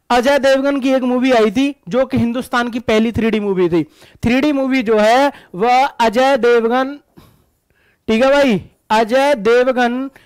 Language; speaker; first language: Hindi; native; Hindi